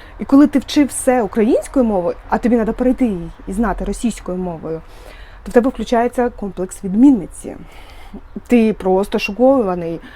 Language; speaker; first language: Ukrainian; native; Ukrainian